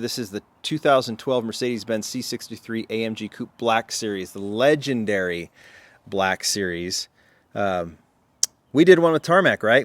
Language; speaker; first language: English; native; English